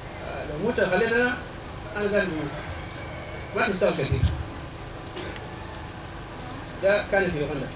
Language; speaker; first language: Arabic; non-native, local second language; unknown